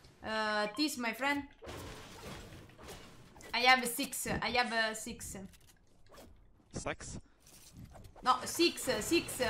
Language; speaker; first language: English; non-native, learner; Italian